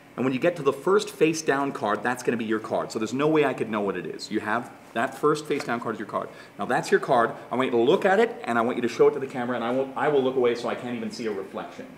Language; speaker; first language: English; native; English